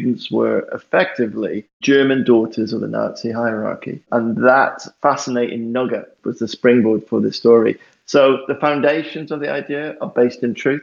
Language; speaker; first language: English; native; English